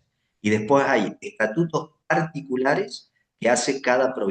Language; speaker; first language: Spanish; native; Spanish